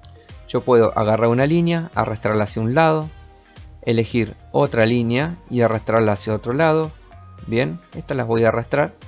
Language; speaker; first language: Spanish; native; Spanish